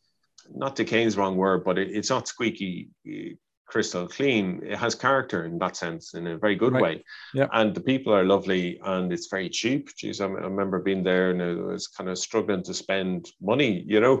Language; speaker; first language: English; native; English